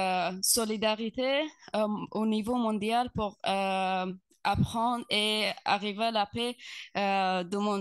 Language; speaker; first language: French; non-native, learner; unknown